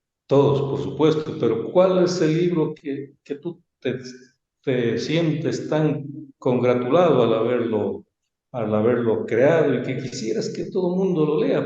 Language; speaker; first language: Spanish; native; Spanish